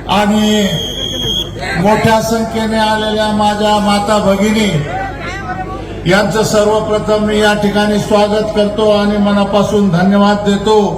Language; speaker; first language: Marathi; non-native, local second language; Lambadi